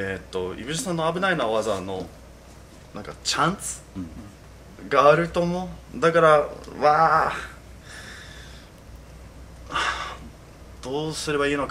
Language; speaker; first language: Japanese; non-native, fluent; English